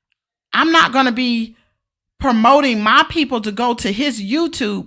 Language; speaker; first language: English; native; English